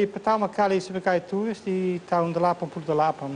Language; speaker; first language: Indonesian; non-native, fluent; Dutch